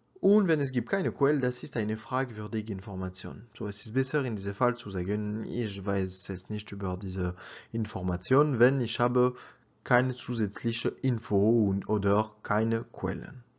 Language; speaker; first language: German; non-native, learner; French